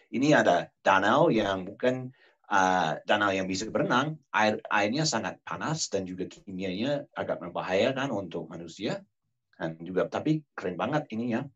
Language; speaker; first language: Indonesian; non-native, fluent; English